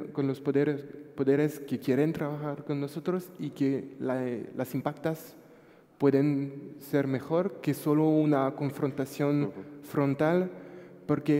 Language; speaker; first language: Spanish; non-native, fluent; French